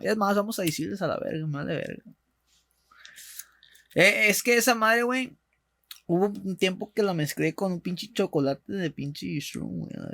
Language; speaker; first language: Spanish; early bilingual, heritage; Spanish